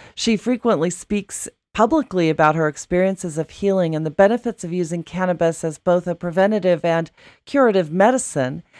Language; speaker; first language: English; native; English